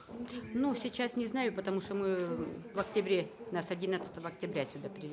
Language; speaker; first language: Russian; native; Russian